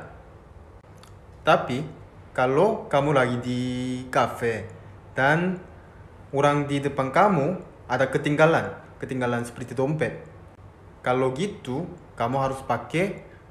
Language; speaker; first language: Indonesian; non-native, fluent; Korean